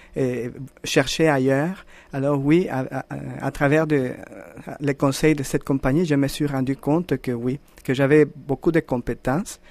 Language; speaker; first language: French; non-native, fluent; Spanish